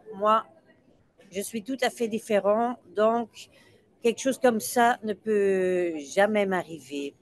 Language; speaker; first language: French; non-native, local second language; Dutch